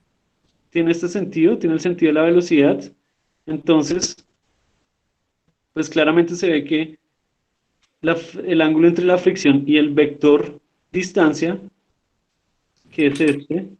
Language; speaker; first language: Spanish; native; Spanish